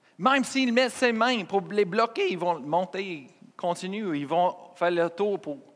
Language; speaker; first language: French; non-native, fluent; English